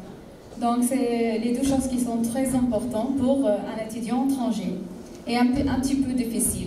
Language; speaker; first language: French; non-native, fluent; Arabic